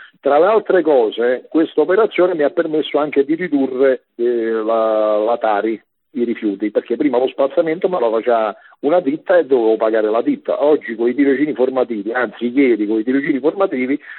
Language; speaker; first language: Italian; native; Italian